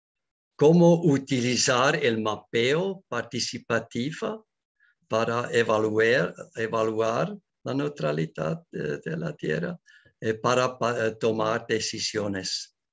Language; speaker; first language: Spanish; non-native, learner; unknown